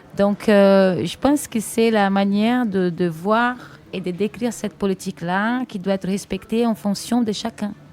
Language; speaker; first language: French; non-native, fluent; Portuguese